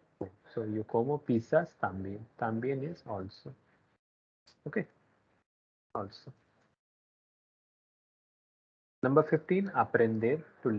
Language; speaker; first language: Spanish; non-native, fluent; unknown